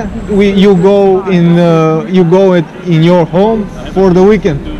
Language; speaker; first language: English; non-native, learner; Bulgarian